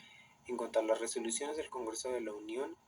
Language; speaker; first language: Spanish; native; Spanish